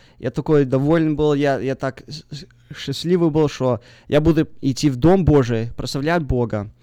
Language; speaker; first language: Russian; early bilingual, heritage; Russian